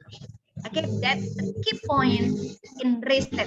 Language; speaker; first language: English; non-native, learner; Indonesian